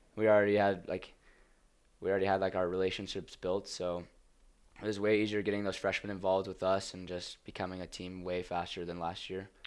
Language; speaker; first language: English; native; English